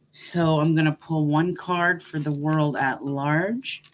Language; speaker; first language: English; native; English